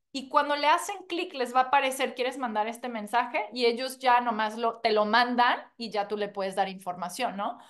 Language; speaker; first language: Spanish; non-native, fluent; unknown